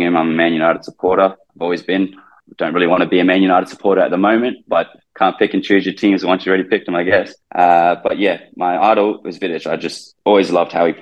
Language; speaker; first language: English; native; English